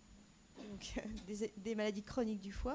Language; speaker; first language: French; native; French